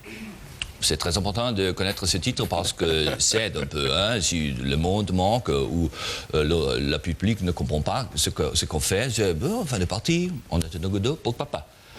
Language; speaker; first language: French; non-native, learner; German